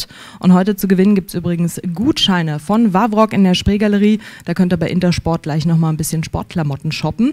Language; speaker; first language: German; native; German